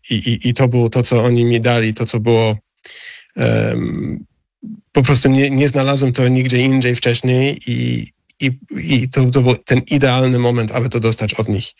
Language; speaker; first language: Polish; non-native, fluent; English